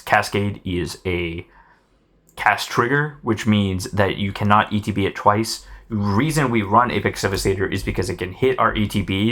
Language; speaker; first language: English; native; English